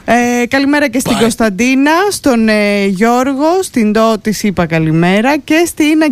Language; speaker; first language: Greek; native; Greek